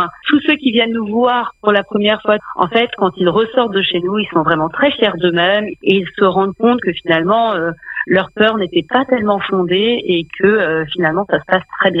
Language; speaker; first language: French; native; French